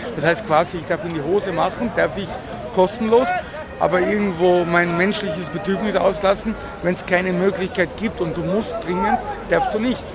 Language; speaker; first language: German; native; German